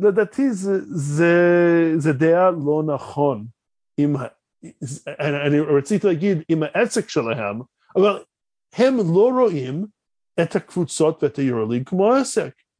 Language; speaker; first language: Hebrew; non-native, fluent; English